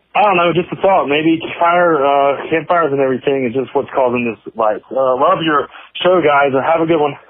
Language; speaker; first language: English; native; English